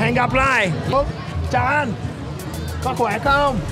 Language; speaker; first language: Vietnamese; non-native, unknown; English